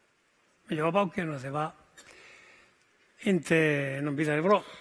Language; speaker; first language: Swedish; non-native, fluent; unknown